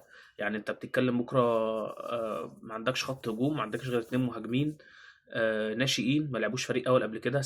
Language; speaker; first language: Arabic; native; Arabic